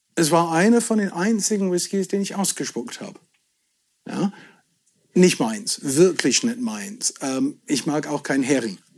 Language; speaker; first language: German; non-native, fluent; English